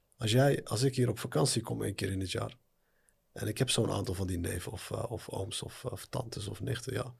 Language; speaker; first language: Dutch; early bilingual, other home language; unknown